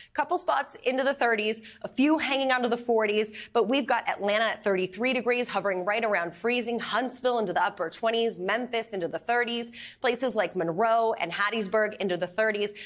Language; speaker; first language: English; native; English